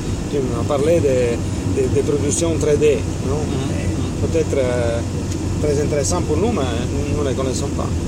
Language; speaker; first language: French; non-native, fluent; Italian